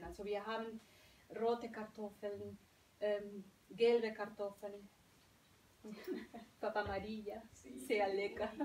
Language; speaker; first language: German; non-native, fluent; Spanish